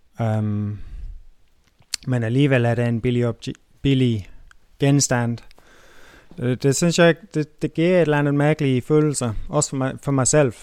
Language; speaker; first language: Danish; non-native, fluent; English